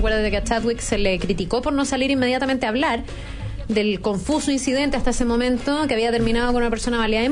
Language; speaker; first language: Spanish; native; Spanish